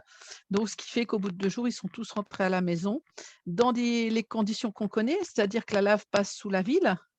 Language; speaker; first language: French; native; French